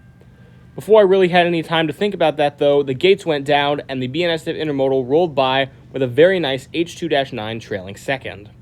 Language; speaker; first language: English; native; English